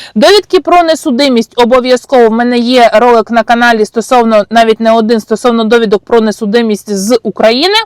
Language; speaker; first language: Ukrainian; non-native, local second language; Russian